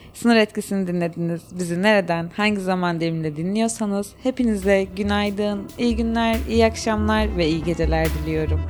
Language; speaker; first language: Turkish; native; Turkish